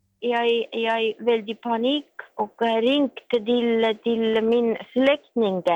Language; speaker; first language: Norwegian; non-native, learner; Estonian